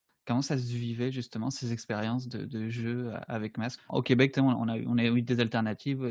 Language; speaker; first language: French; native; French